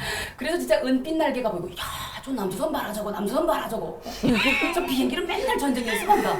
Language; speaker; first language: Korean; native; Korean